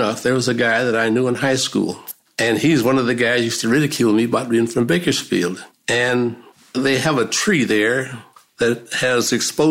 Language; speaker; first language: English; native; English